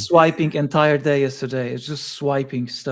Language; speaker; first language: English; non-native, fluent; Polish